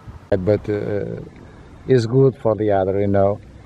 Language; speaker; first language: English; non-native, fluent; Portuguese